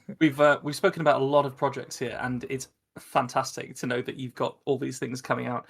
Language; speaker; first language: English; native; English